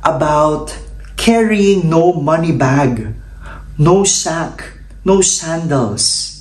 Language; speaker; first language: English; non-native, local second language; Filipino